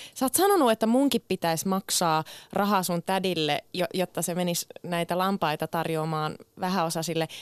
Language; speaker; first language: Finnish; early bilingual, other home language; Turkish